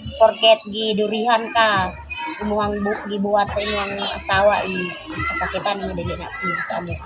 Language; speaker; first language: Cebuano; non-native, local second language; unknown